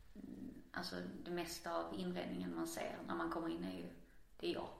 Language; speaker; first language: Swedish; native; Swedish